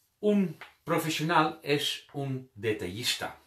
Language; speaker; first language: Spanish; non-native, fluent; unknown